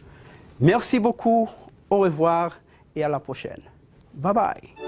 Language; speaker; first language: French; non-native, fluent; Spanish